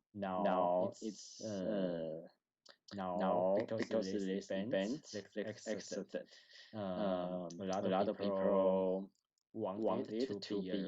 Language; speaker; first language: English; non-native, learner; Chinese